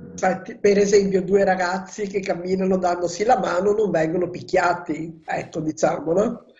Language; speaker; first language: Italian; native; Italian